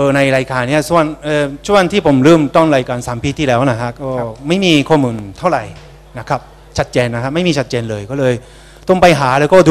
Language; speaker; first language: Thai; non-native, fluent; Japanese